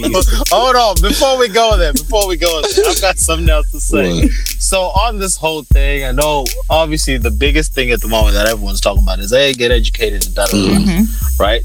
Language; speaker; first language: English; non-native, local second language; Shona